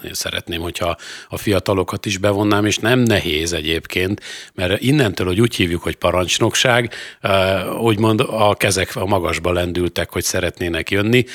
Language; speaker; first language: Hungarian; native; Hungarian